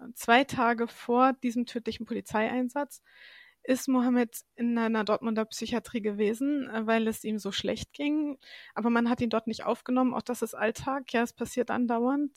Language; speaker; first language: German; native; German